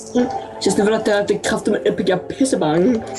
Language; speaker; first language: Danish; native; Danish